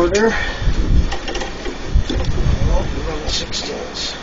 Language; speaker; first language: English; native; English